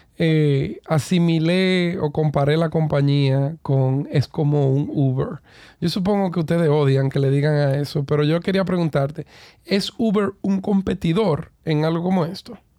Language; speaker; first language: Spanish; native; Spanish